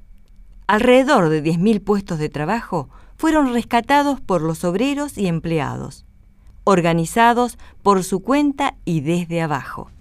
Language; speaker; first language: Spanish; native; Spanish